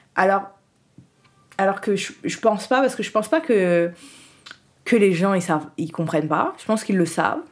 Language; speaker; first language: French; early bilingual, other home language; Haitian Creole